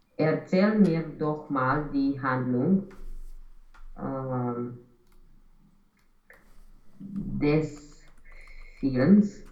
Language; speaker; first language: German; non-native, learner; Romanian